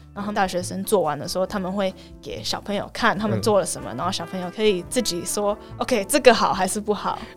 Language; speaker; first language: Chinese; non-native, fluent; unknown